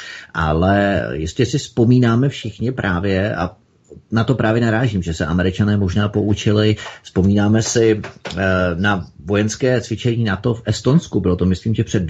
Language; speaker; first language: Czech; native; Czech